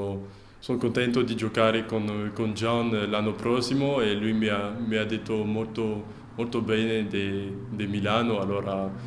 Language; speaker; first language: Italian; non-native, fluent; French